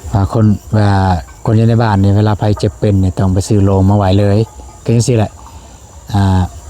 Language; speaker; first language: Lao; native; Lao